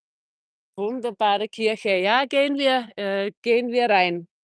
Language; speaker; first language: German; non-native, fluent; Czech